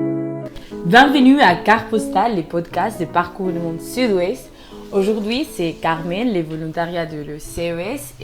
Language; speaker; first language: French; non-native, learner; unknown